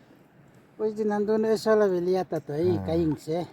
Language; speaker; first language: Hindi; non-native, local second language; Mizo